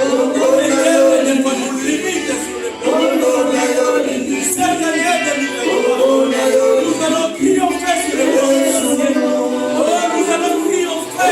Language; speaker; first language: French; non-native, local second language; Lingala